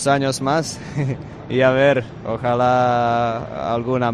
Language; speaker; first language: Spanish; non-native, fluent; Croatian